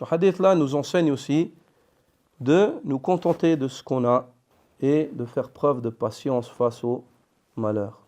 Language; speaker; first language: French; native; French